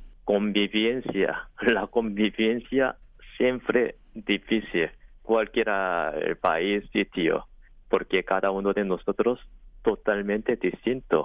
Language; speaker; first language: Spanish; non-native, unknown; Korean